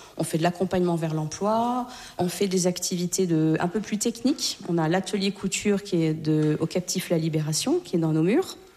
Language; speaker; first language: French; native; French